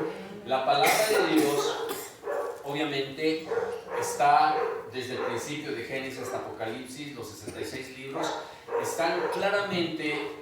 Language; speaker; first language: Spanish; native; Spanish